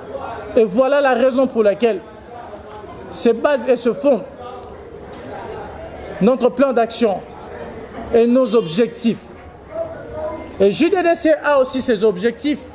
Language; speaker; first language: French; non-native, local second language; Lingala